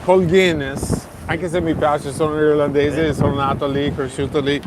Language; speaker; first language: Italian; non-native, fluent; English